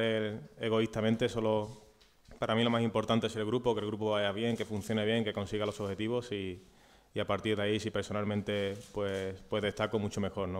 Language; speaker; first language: Spanish; native; Spanish